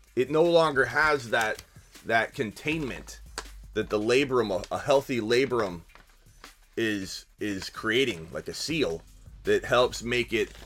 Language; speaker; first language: English; native; English